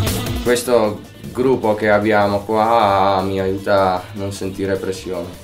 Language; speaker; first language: Italian; non-native, fluent; Slovak